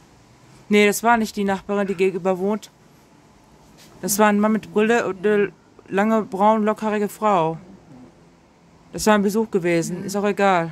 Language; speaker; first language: German; native; German